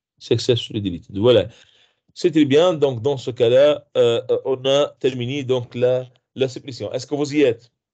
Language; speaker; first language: French; non-native, local second language; Arabic